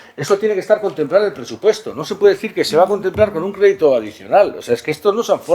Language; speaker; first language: Spanish; native; Spanish